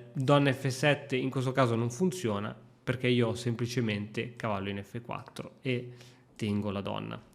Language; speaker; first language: Italian; native; Italian